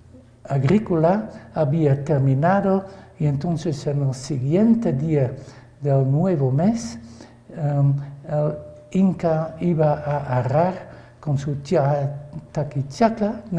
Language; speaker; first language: Spanish; non-native, fluent; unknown